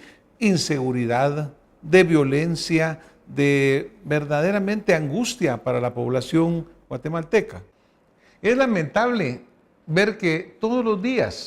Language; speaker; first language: Spanish; native; Spanish